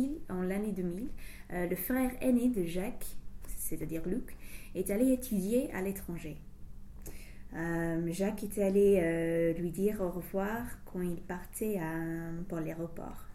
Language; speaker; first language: French; non-native, learner; English